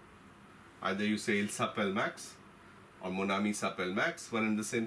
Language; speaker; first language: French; non-native, fluent; Hindi